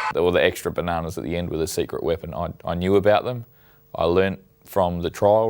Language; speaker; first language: English; native; English